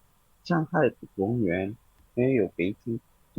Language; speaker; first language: Chinese; non-native, learner; Indonesian